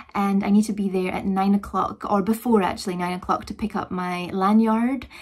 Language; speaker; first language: English; native; English